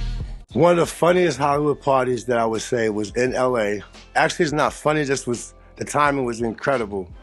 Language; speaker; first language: English; native; English